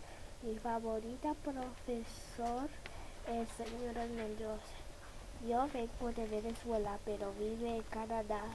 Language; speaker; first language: Spanish; early bilingual, heritage; Spanish